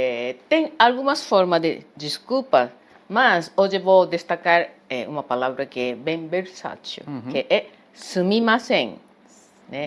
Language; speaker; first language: Portuguese; non-native, fluent; Japanese